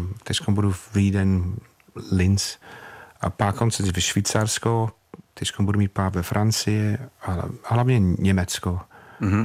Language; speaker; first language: Czech; non-native, fluent; English